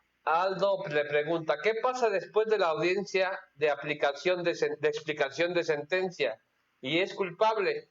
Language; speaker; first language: Spanish; native; Spanish